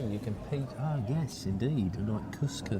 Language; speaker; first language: English; native; English